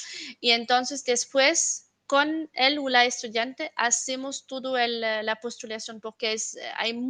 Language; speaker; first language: Spanish; non-native, fluent; French